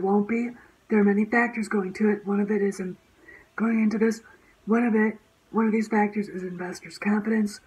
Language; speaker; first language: English; native; English